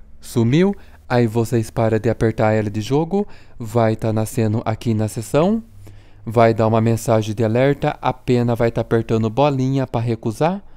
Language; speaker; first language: Portuguese; native; Portuguese